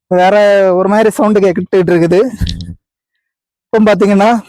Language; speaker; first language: Tamil; native; Tamil